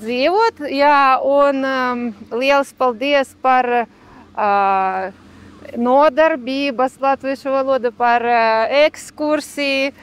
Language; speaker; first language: Latvian; non-native, learner; Ukrainian